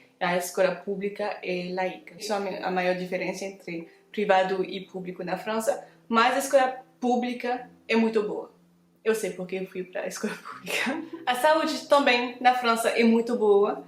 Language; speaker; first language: Portuguese; non-native, fluent; French